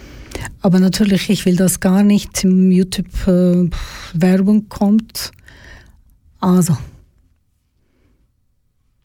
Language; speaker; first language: German; non-native, fluent; Georgian